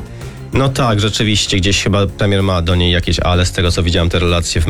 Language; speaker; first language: Polish; native; Polish